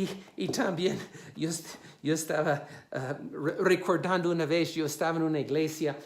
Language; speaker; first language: Spanish; non-native, fluent; English